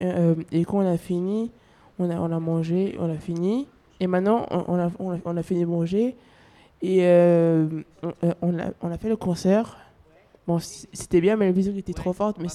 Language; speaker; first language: French; non-native, learner; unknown